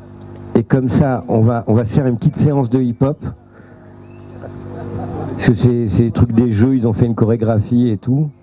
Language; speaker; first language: French; native; French